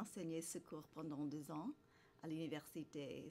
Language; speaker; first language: French; non-native, fluent; English